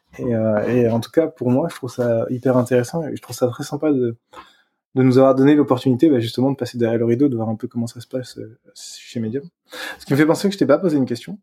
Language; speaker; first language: French; native; French